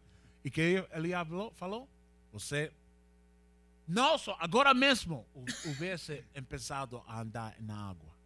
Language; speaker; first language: Portuguese; non-native, fluent; Spanish